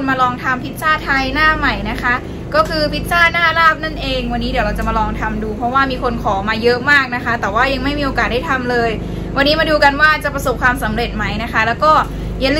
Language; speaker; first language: Thai; native; Thai